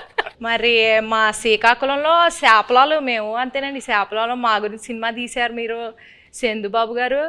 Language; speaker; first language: Telugu; native; Telugu